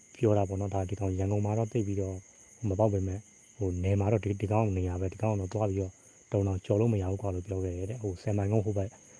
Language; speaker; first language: Burmese; native; Burmese